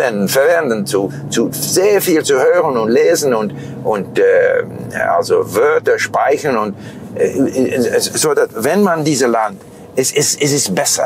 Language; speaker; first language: German; non-native, fluent; English